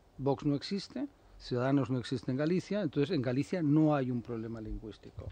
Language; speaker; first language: Spanish; native; Spanish